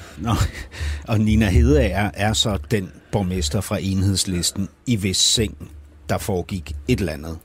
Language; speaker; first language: Danish; native; Danish